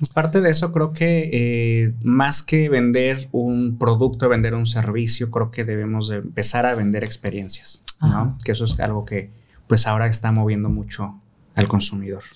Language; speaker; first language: Spanish; native; Spanish